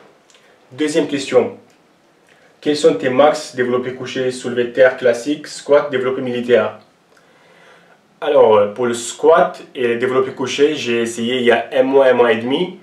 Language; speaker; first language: French; non-native, local second language; Armenian